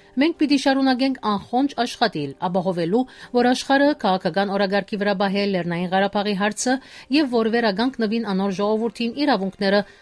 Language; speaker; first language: Armenian; early bilingual, heritage; Armenian